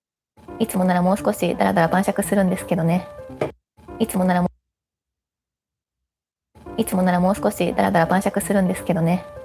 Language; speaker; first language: Japanese; native; Japanese